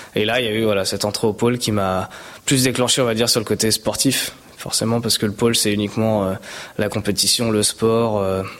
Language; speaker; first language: French; native; French